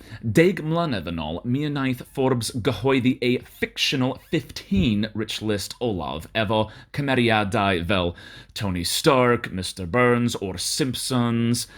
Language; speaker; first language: Welsh; non-native, learner; English